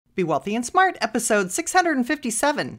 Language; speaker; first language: English; native; English